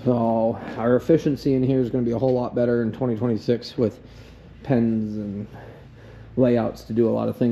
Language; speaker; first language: English; native; English